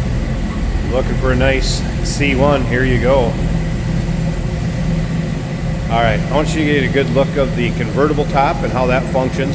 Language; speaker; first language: English; native; English